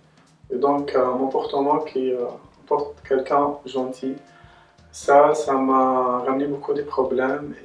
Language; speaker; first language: French; non-native, local second language; Arabic